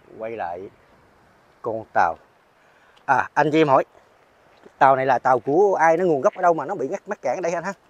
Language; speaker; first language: Vietnamese; non-native, local second language; Eastern Cham